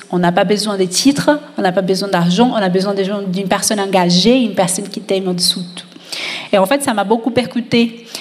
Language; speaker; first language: French; non-native, fluent; Portuguese